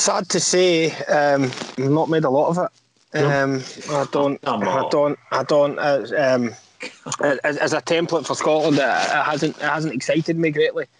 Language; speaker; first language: English; native; English